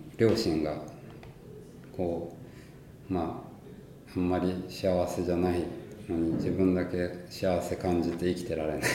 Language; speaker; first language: Japanese; early bilingual, heritage; Japanese